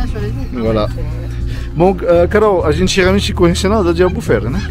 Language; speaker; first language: Portuguese; non-native, fluent; French